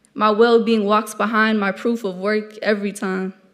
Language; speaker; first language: English; native; English